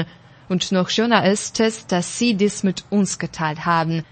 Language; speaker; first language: German; non-native, fluent; Russian